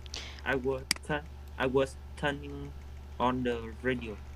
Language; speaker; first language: English; non-native, learner; Vietnamese